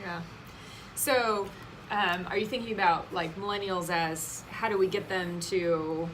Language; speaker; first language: English; native; English